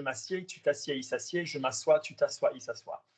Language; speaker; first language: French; non-native, fluent; English